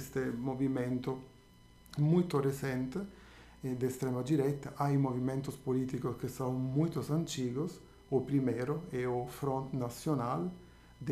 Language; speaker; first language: Portuguese; non-native, fluent; Italian